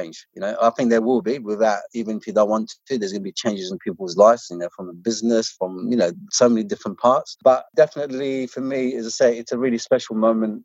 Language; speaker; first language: English; non-native, local second language; Arabic